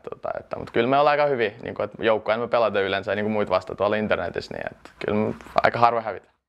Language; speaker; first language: Finnish; early bilingual, other home language; Russian